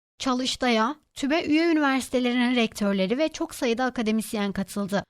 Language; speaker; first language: Turkish; native; Turkish